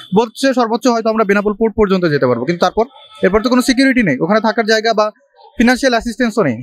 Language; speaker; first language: Bangla; native; Bangla